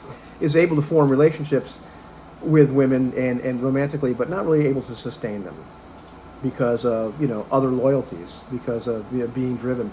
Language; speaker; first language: English; native; English